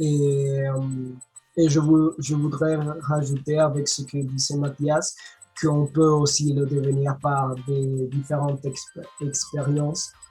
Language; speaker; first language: French; non-native, learner; Spanish